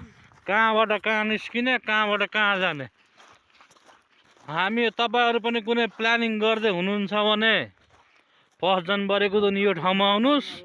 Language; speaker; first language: Nepali; non-native, local second language; Maithili